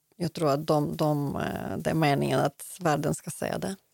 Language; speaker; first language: Swedish; non-native, fluent; Ukrainian